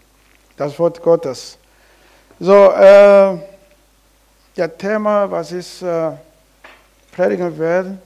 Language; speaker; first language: German; non-native, learner; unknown